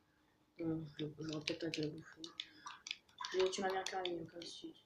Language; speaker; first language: French; native; French